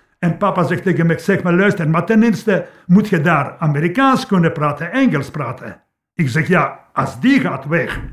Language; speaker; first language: Dutch; non-native, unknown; Polish